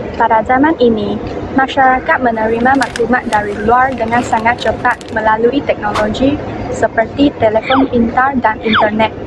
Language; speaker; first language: Malay; non-native, local second language; Chinese